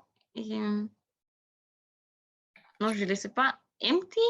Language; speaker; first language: French; non-native, learner; Spanish